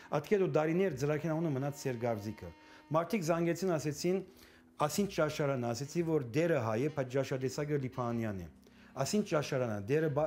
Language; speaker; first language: Armenian; early bilingual, heritage; Armenian